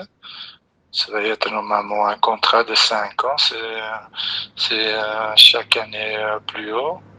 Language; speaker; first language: French; non-native, local second language; Dutch